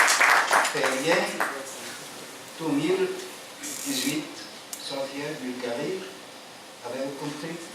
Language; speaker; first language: French; non-native, learner; Bulgarian